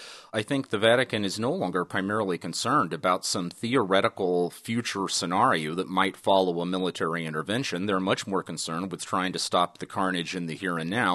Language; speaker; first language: English; native; English